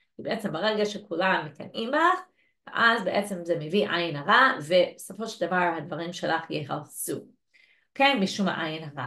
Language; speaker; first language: Hebrew; non-native, fluent; English